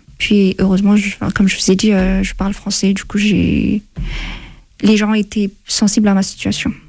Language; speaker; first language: French; non-native, fluent; Amharic